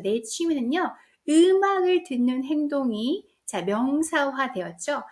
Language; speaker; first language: Korean; native; Korean